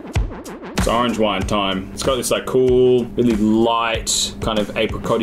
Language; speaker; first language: English; native; English